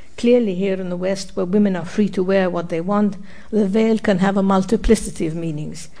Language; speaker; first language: English; non-native, fluent; Arabic